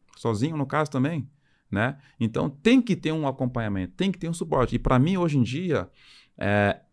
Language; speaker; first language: Portuguese; non-native, fluent; French